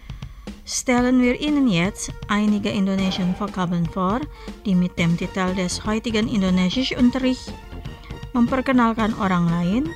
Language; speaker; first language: German; non-native, fluent; Indonesian